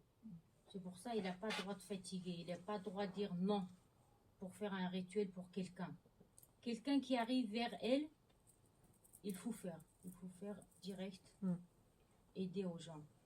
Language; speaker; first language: French; non-native, learner; Mongolian